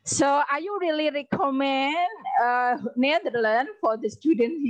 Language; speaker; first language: English; non-native, learner; Indonesian